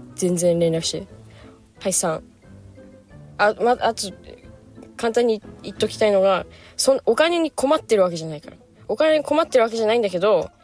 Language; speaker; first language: Japanese; native; Japanese